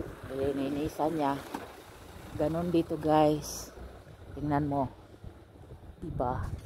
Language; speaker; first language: Filipino; native; Filipino